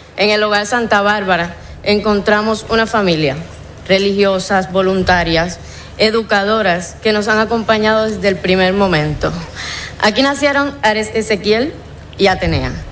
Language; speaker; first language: Spanish; native; Spanish